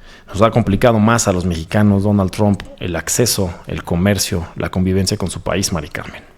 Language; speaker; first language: Spanish; native; Spanish